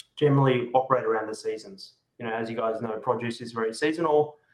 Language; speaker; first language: English; native; English